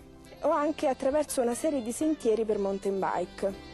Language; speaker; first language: Italian; native; Italian